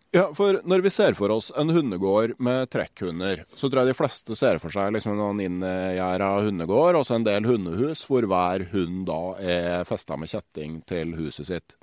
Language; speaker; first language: Norwegian; native; Norwegian